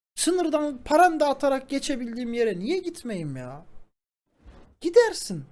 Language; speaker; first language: Turkish; native; Turkish